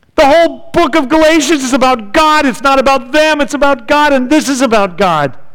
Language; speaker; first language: English; native; English